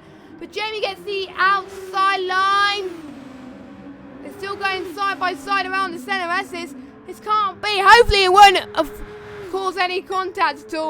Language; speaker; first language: English; native; English